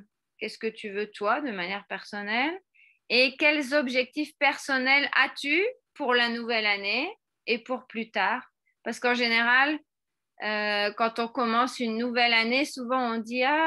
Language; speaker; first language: French; non-native, fluent; Spanish